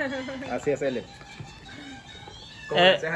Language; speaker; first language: Spanish; native; Spanish